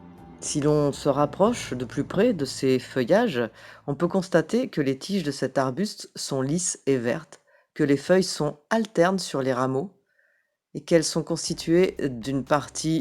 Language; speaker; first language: French; native; French